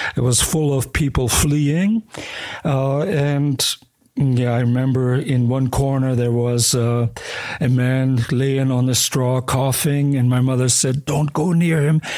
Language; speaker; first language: English; early bilingual, other home language; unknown